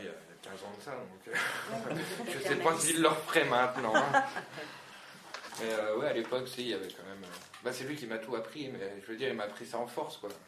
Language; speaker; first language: French; native; French